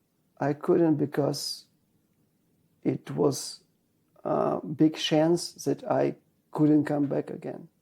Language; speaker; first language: English; non-native, learner; Ukrainian